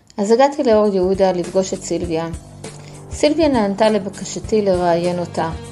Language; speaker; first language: Hebrew; native; Hebrew